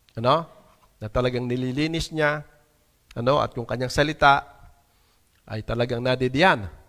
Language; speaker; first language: Filipino; native; Filipino